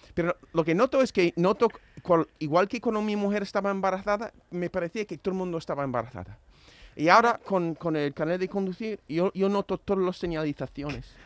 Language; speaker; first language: Spanish; non-native, fluent; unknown